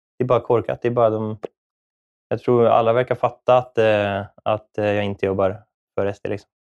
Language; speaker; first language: Swedish; native; Swedish